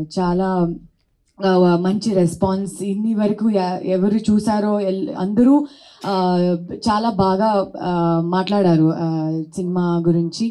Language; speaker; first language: Telugu; non-native, learner; Kannada